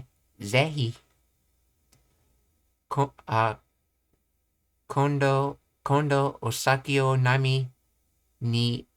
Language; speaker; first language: Japanese; non-native, learner; English